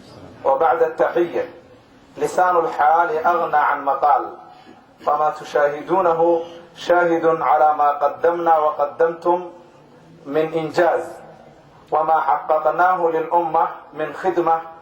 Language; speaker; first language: Arabic; non-native, local second language; Somali